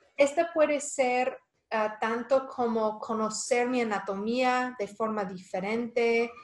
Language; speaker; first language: Spanish; non-native, fluent; English